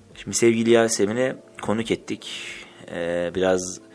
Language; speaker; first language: Turkish; native; Turkish